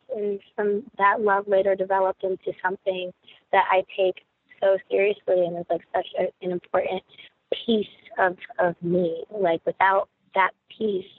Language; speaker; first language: English; native; English